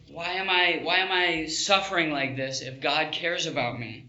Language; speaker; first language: English; native; English